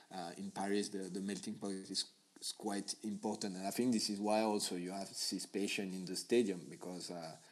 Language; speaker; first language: English; non-native, fluent; French